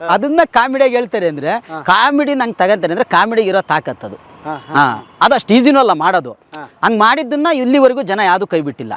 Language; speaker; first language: Kannada; native; Kannada